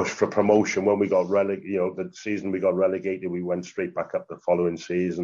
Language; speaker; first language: English; native; English